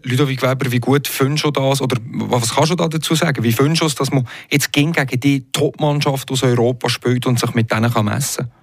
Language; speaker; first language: German; native; German